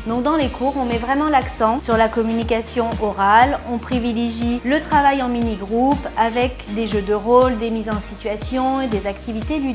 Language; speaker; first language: French; native; French